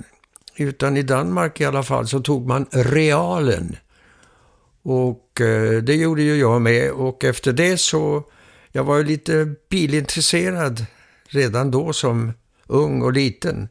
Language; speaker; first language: Swedish; early bilingual, heritage; Swedish